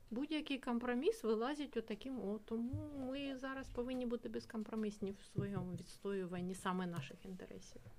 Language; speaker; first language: Ukrainian; non-native, local second language; Russian